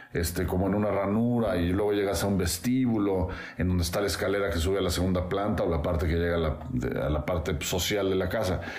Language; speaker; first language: Spanish; native; Spanish